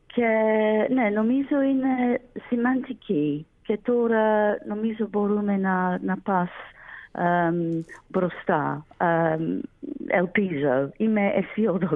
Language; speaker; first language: Greek; non-native, learner; English